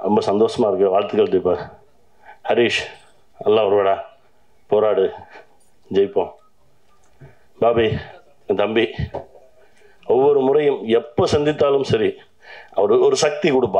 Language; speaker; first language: Tamil; native; Tamil